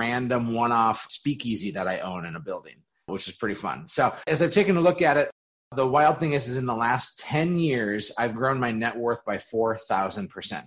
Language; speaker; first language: English; native; English